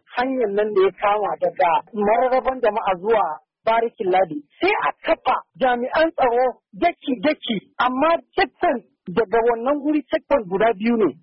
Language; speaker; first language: Hausa; non-native, local second language; Fula